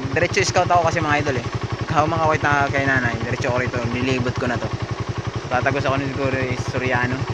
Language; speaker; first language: Filipino; native; Filipino